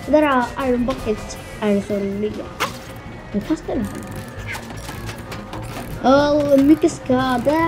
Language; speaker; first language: Swedish; non-native, learner; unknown